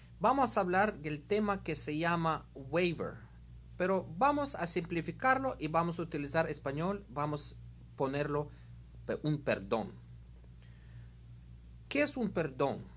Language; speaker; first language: Spanish; non-native, fluent; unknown